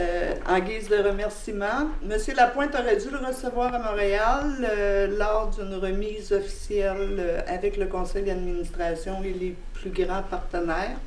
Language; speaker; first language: French; native; French